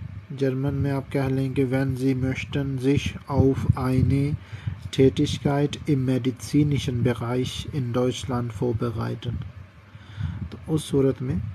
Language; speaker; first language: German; non-native, learner; Urdu